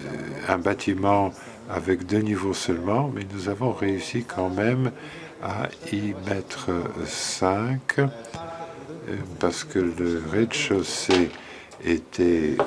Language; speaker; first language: French; non-native, fluent; Polish